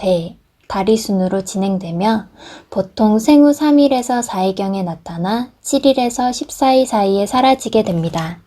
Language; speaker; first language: Korean; native; Korean